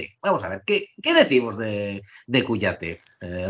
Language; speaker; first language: Spanish; native; Spanish